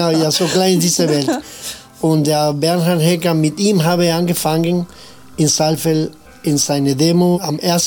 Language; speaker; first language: German; non-native, fluent; Spanish